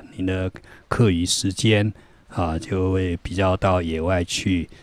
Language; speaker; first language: Chinese; non-native, local second language; Min Nan Chinese